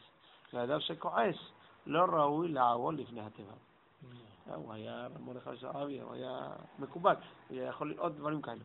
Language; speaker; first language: Hebrew; non-native, fluent; English